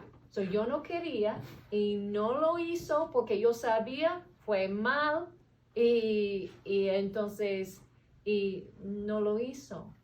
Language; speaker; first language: Spanish; non-native, learner; English